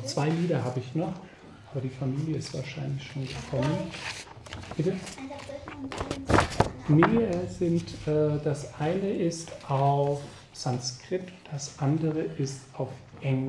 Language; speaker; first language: German; native; German